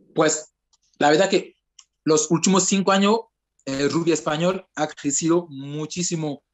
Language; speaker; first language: Spanish; non-native, fluent; French